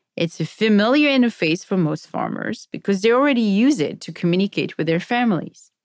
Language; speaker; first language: English; non-native, fluent; French